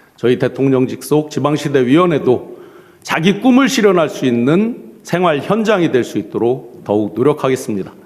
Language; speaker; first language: Korean; native; Korean